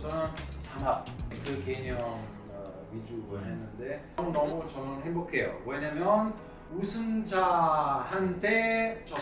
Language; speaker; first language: Korean; non-native, learner; Italian